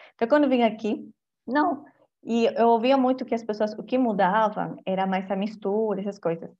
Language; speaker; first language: Portuguese; non-native, fluent; Spanish